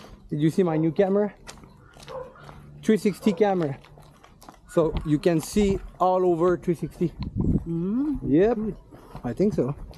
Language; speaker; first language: English; non-native, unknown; French